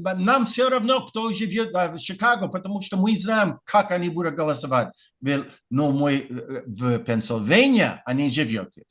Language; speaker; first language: Russian; non-native, fluent; English